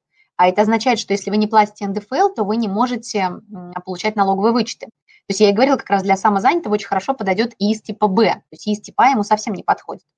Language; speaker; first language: Russian; native; Russian